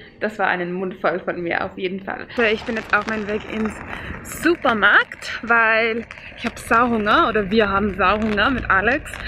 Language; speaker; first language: German; non-native, fluent; Finnish